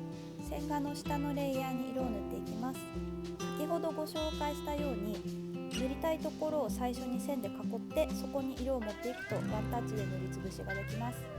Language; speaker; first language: Japanese; native; Japanese